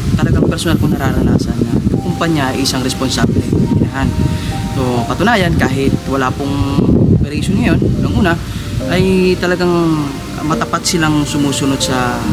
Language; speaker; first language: Filipino; non-native, local second language; Waray